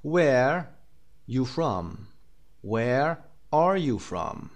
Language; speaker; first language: English; non-native, fluent; Persian